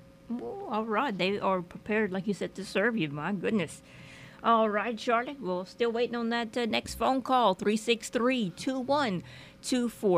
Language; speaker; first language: English; native; English